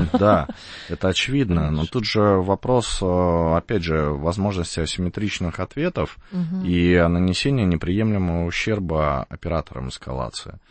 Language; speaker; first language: Russian; native; Russian